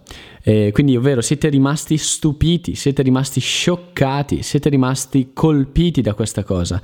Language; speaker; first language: Italian; native; Italian